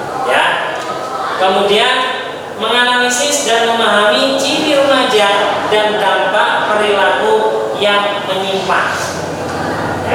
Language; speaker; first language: Indonesian; native; Indonesian